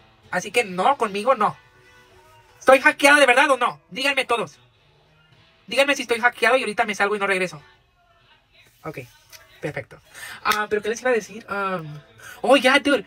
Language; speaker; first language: Spanish; early bilingual, heritage; Spanish